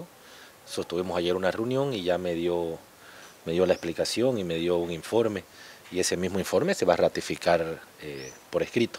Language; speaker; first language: Spanish; native; Spanish